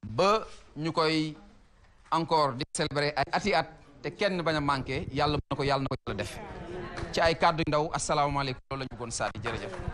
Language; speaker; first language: Wolof; native; Wolof